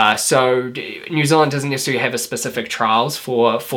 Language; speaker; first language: English; native; English